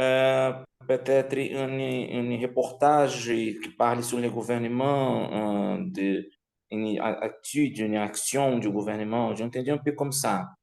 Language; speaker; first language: French; non-native, fluent; Portuguese